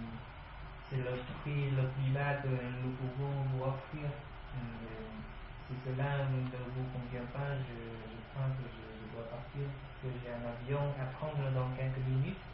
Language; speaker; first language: French; non-native, learner; Vietnamese